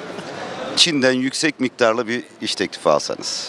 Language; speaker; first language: Turkish; native; Turkish